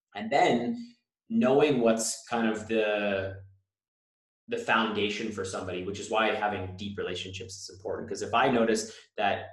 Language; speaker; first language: English; native; English